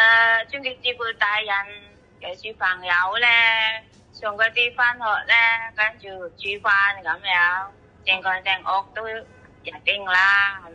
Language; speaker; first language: Cantonese; non-native, learner; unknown